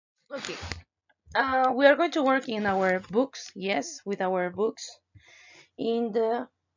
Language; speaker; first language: English; non-native, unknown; Spanish